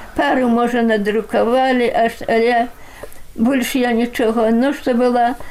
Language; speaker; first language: Belarusian; native; Belarusian